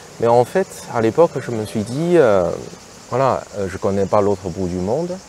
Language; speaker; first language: French; non-native, fluent; Chinese